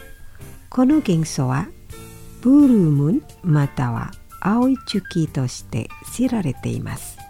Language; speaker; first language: Japanese; non-native, fluent; Indonesian